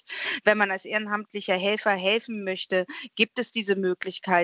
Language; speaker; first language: German; native; German